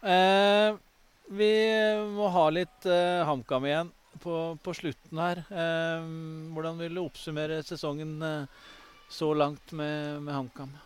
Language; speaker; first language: Norwegian; native; Norwegian